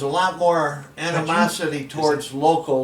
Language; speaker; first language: English; native; English